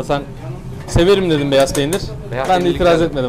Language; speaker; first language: Turkish; native; Turkish